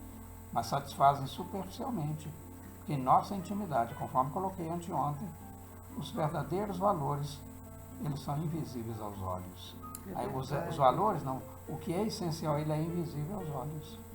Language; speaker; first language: Portuguese; native; Portuguese